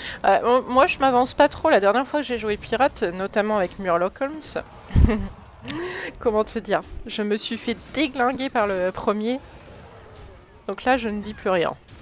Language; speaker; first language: French; native; French